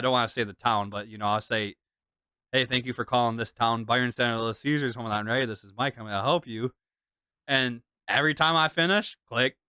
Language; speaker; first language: English; native; English